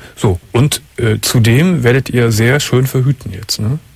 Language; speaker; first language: German; native; German